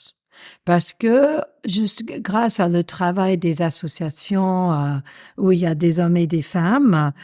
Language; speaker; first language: French; non-native, fluent; English